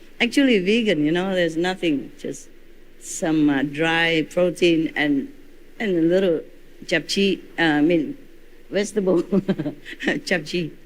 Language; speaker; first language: English; non-native, fluent; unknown